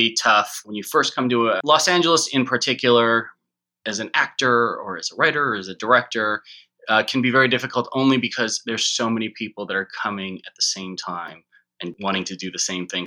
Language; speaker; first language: English; early bilingual, other home language; Japanese